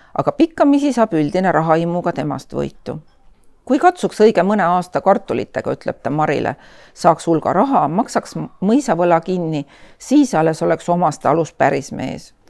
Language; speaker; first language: Estonian; native; Estonian